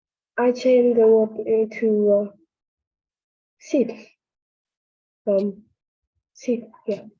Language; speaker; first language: English; non-native, learner; Vietnamese